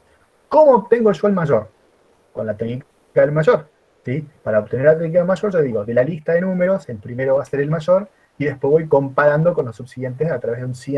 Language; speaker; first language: Spanish; native; Spanish